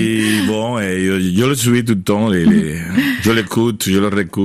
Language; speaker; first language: French; non-native, fluent; Spanish